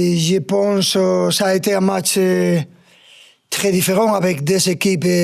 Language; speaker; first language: French; non-native, fluent; Spanish